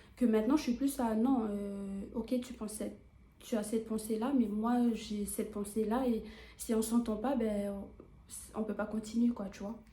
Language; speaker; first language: French; native; French